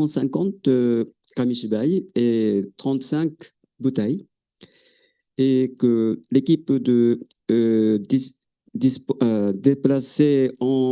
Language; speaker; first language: French; non-native, fluent; Japanese